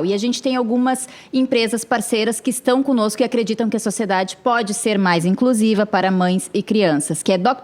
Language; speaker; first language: Portuguese; native; Portuguese